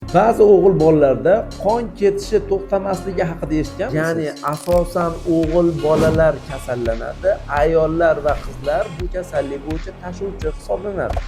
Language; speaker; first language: Uzbek; native; Uzbek